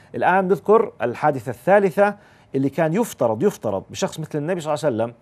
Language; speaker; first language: Arabic; native; Arabic